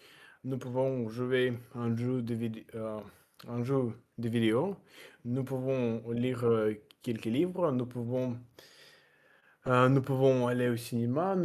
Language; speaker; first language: French; non-native, learner; Russian